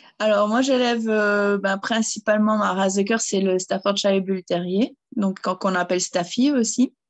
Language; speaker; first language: French; early bilingual, other home language; German